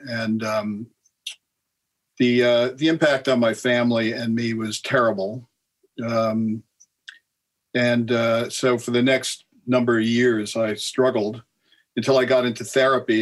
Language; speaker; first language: English; native; English